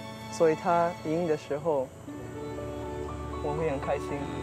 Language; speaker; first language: Chinese; early bilingual, other home language; English